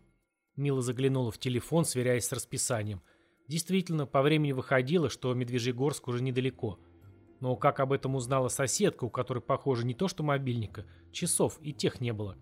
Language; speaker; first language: Russian; native; Russian